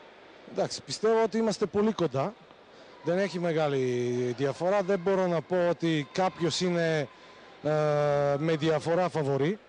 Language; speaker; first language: Greek; non-native, fluent; Bulgarian